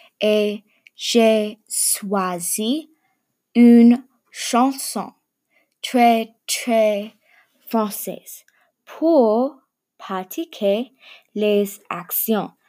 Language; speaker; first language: French; non-native, learner; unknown